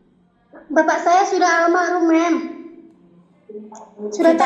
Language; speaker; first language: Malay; non-native, fluent; Indonesian